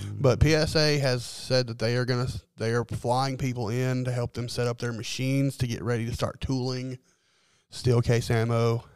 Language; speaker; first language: English; native; English